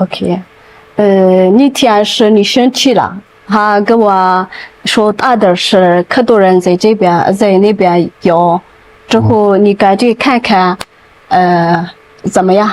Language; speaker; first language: Chinese; non-native, learner; Amharic